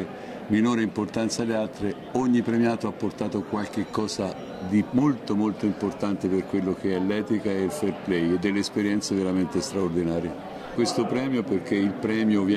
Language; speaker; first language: Italian; native; Italian